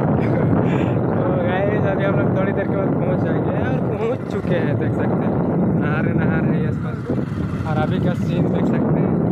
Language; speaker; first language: Hindi; non-native, local second language; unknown